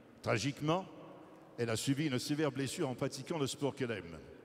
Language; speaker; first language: French; native; French